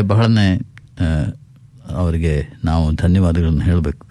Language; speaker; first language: Kannada; native; Kannada